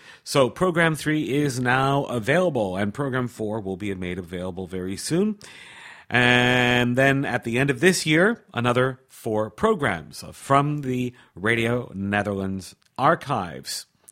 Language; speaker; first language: English; native; English